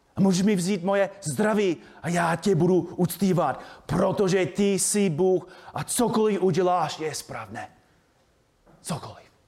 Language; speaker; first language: Czech; non-native, fluent; English